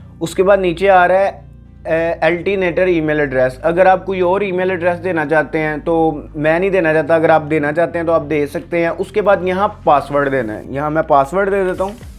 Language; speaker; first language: Urdu; native; Urdu